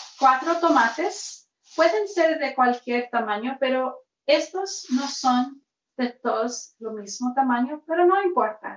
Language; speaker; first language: Spanish; early bilingual, heritage; Spanish